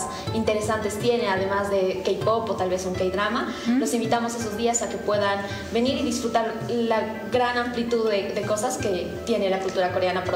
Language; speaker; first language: Spanish; native; Spanish